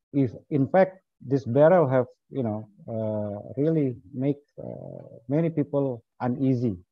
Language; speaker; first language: English; non-native, fluent; Indonesian